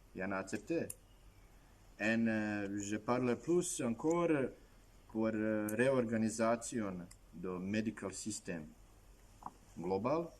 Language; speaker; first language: French; non-native, learner; Russian